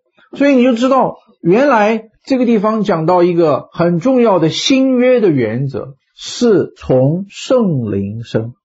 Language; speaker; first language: Chinese; native; Chinese